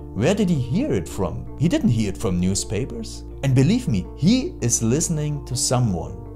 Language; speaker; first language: English; non-native, fluent; German